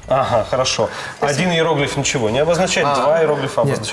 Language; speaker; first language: Russian; native; Russian